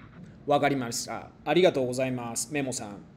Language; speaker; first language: Japanese; non-native, fluent; Spanish